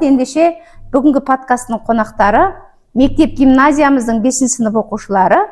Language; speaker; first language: Kazakh; native; Kazakh